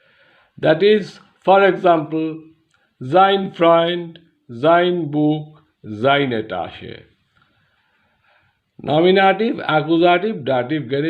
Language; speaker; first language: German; non-native, fluent; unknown